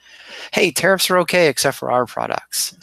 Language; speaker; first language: English; native; English